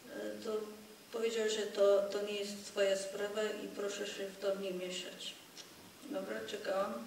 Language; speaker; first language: Polish; non-native, fluent; Persian